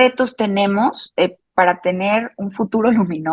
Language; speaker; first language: Spanish; native; Spanish